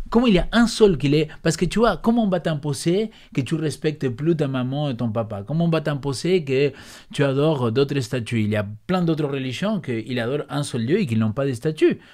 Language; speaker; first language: French; non-native, fluent; Spanish